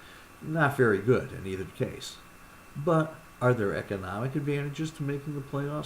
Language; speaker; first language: English; native; English